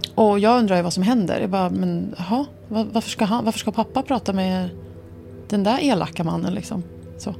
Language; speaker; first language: Swedish; early bilingual, other home language; Arabic